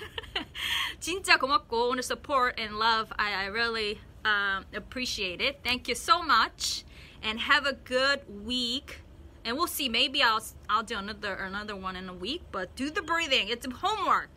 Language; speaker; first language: English; non-native, fluent; Korean